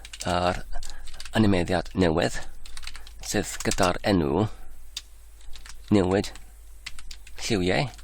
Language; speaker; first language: Welsh; non-native, learner; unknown